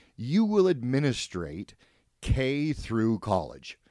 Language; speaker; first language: English; native; English